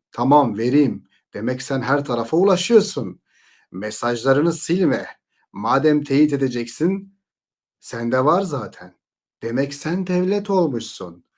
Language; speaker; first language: Turkish; native; Turkish